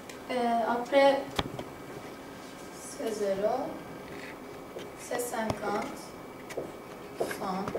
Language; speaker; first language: French; non-native, learner; Turkish